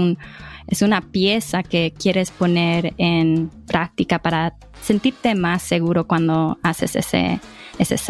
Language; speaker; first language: Spanish; early bilingual, heritage; English